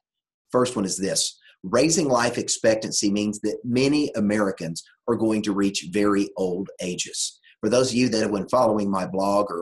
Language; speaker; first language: English; native; English